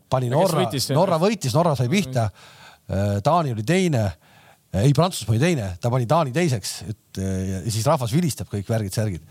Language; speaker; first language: Estonian; native; Estonian